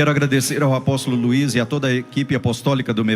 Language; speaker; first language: Portuguese; native; Portuguese